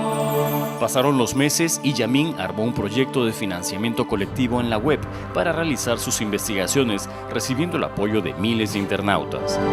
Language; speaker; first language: Spanish; native; Spanish